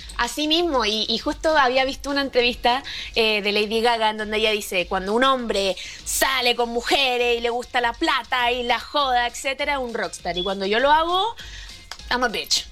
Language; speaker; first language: Spanish; native; Spanish